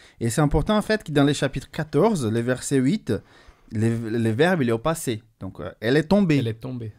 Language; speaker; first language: French; non-native, fluent; Portuguese